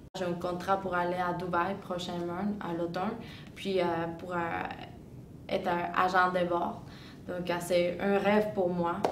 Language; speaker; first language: French; non-native, fluent; Spanish